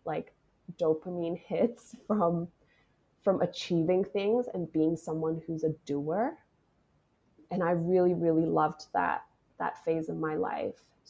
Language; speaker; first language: English; non-native, local second language; Cantonese